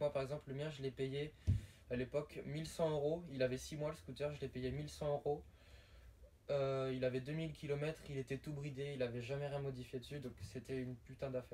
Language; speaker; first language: French; native; French